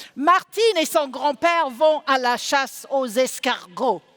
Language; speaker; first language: French; non-native, fluent; English